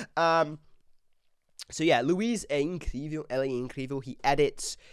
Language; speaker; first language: English; native; English